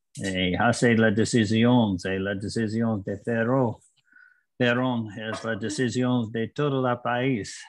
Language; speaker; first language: Spanish; non-native, learner; English